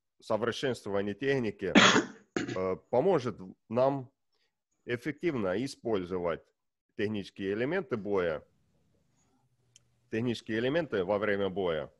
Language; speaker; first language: Russian; non-native, learner; Estonian